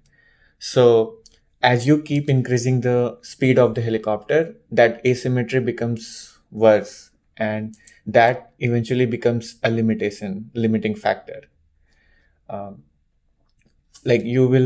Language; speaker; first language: English; non-native, local second language; Hindi